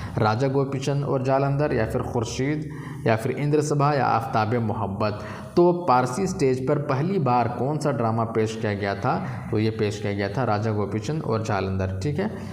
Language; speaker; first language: Hindi; non-native, local second language; Urdu